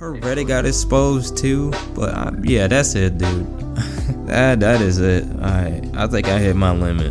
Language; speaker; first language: English; native; English